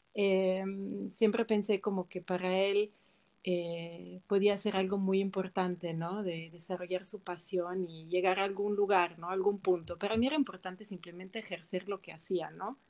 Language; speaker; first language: Spanish; non-native, fluent; Italian